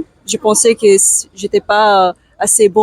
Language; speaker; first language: French; non-native, learner; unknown